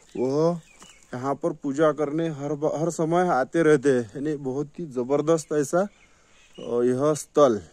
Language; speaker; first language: Hindi; non-native, local second language; Marathi